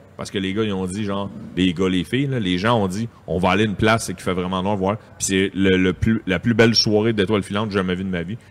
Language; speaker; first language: French; native; French